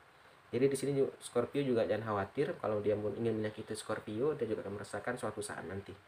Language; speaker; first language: Indonesian; native; Indonesian